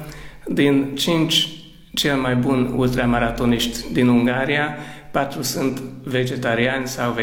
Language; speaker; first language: Romanian; early bilingual, heritage; Romanian